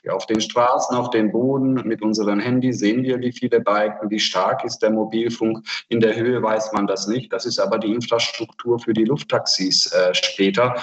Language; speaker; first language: German; non-native, fluent; Hungarian